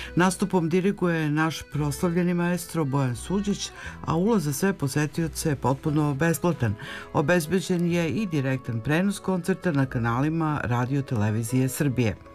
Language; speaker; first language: Serbian; native; Serbian